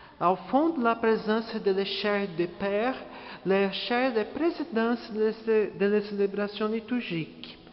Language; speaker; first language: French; non-native, learner; Portuguese